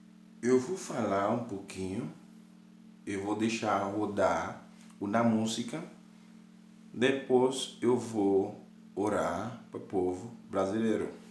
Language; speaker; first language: Portuguese; non-native, learner; Haitian Creole